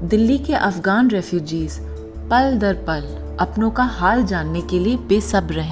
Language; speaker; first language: Hindi; native; Hindi